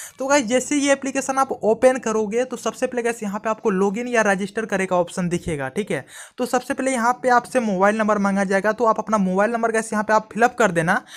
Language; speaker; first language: Hindi; non-native, local second language; Punjabi